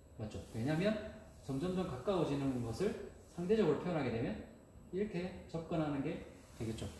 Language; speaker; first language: Korean; native; Korean